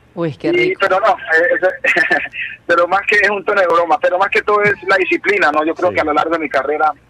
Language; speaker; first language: Spanish; native; Spanish